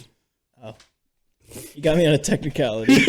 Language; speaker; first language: English; native; English